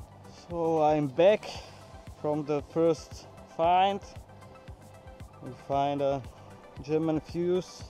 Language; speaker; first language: English; non-native, learner; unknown